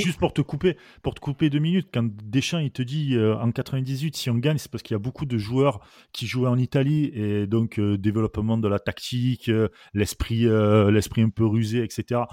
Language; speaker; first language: French; native; French